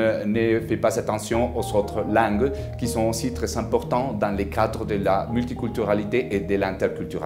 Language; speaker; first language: French; non-native, fluent; Spanish